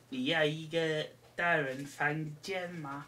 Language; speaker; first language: Chinese; non-native, learner; English